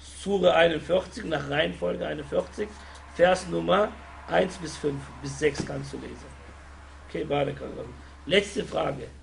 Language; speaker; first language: German; non-native, fluent; Arabic